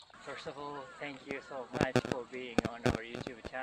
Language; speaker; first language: English; non-native, fluent; Japanese